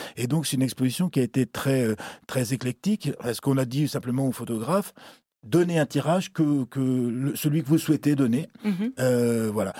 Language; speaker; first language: French; native; French